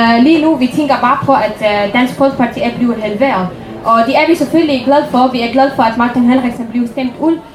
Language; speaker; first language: Danish; non-native, fluent; Arabic